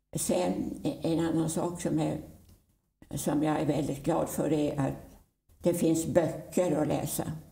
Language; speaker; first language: Swedish; native; Swedish